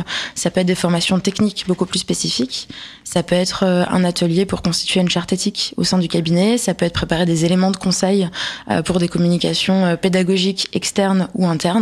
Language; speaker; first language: French; native; French